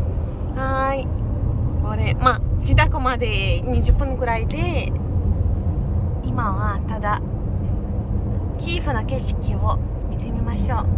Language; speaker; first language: Japanese; non-native, fluent; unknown